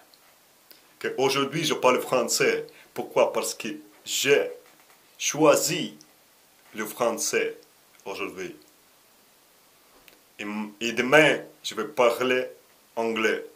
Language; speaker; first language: French; non-native, learner; Russian